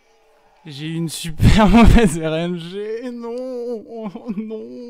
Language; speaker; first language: French; native; French